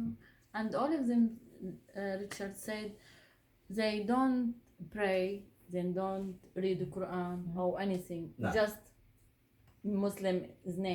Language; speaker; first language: English; non-native, learner; Arabic